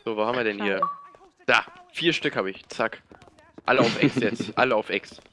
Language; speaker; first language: German; native; German